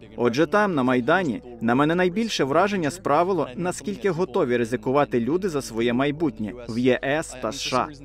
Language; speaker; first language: Ukrainian; non-native, fluent; English